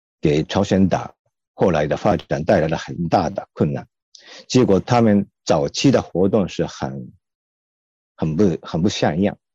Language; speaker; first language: Chinese; non-native, fluent; Japanese